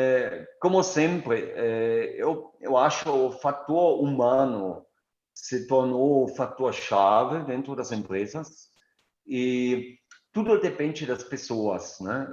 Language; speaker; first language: Portuguese; non-native, fluent; German